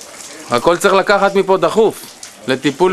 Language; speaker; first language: Hebrew; native; Hebrew